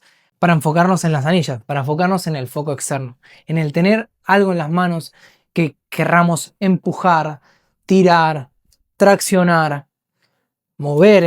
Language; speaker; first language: Spanish; native; Spanish